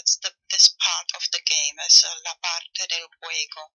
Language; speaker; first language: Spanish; non-native, fluent; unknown